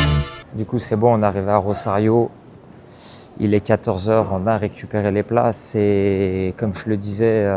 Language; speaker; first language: French; native; French